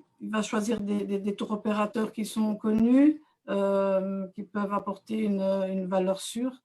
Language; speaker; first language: French; native; French